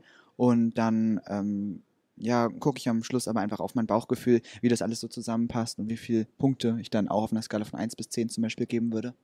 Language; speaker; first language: German; native; German